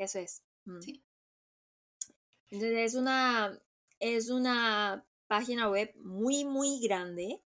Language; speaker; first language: Spanish; non-native, fluent; Korean